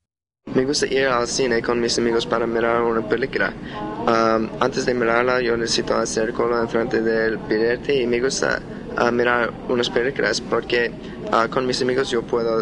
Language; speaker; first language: Spanish; non-native, learner; English